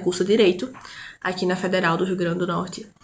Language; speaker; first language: Portuguese; native; Portuguese